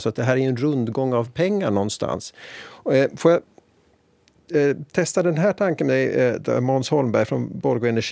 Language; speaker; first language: Swedish; native; Swedish